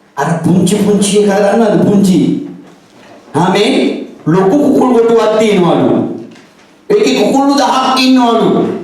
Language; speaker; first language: Sinhala; native; Sinhala